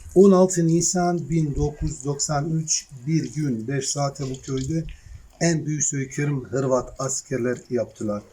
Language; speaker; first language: Turkish; non-native, learner; Bosnian